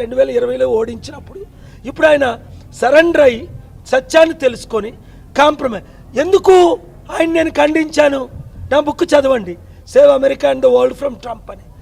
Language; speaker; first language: Telugu; native; Telugu